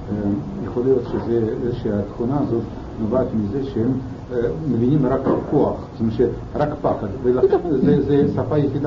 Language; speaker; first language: Hebrew; non-native, fluent; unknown